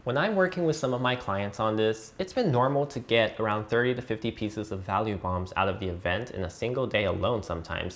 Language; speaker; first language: English; native; English